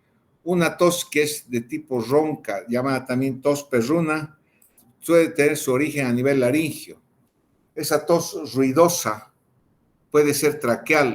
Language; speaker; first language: Spanish; native; Spanish